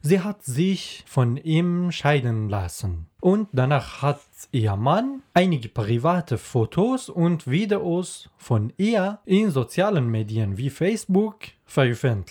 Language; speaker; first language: German; non-native, learner; Persian